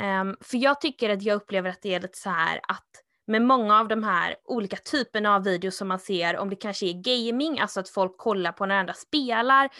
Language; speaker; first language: Swedish; native; Swedish